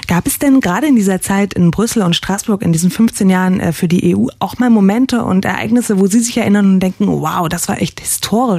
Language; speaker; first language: German; native; German